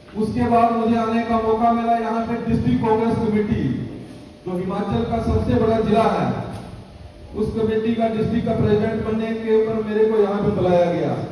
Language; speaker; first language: Hindi; native; Hindi